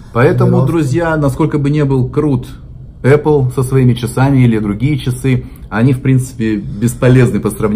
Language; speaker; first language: Russian; native; Russian